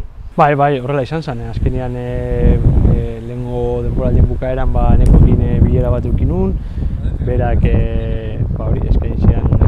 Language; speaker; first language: Basque; non-native, local second language; Spanish